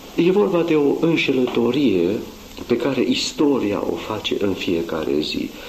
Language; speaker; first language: Romanian; non-native, local second language; Hungarian